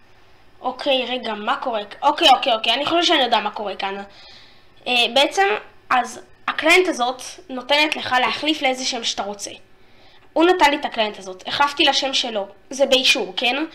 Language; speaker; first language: Hebrew; native; Hebrew